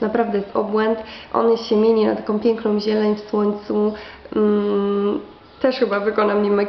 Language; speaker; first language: Polish; native; Polish